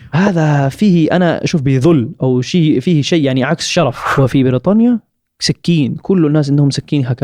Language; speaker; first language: Arabic; non-native, fluent; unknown